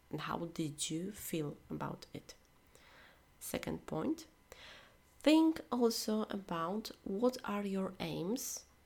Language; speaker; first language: English; non-native, fluent; Polish